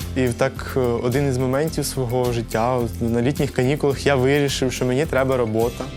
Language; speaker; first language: Ukrainian; native; Ukrainian